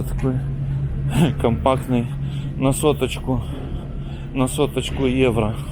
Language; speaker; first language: Russian; native; Russian